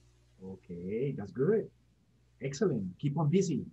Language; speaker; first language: English; non-native, fluent; Spanish